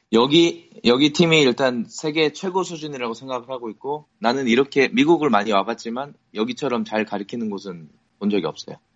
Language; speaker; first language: Korean; native; Korean